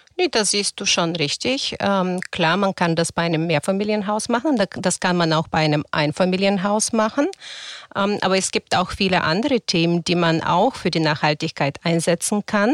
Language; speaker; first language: German; non-native, fluent; Bulgarian